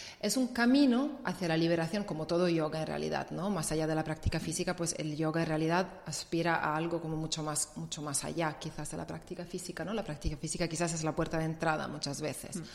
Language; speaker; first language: Spanish; non-native, fluent; Italian